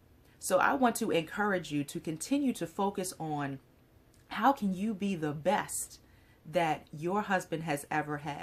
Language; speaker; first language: English; native; English